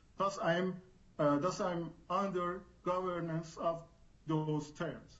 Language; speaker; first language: English; non-native, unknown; Persian